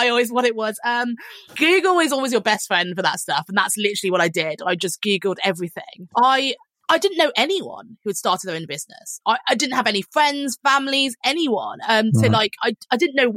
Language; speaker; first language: English; native; English